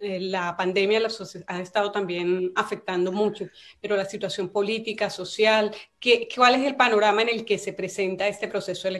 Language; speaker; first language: Spanish; native; Spanish